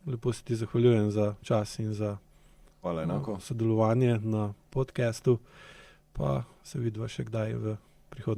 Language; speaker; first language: Slovenian; native; Slovenian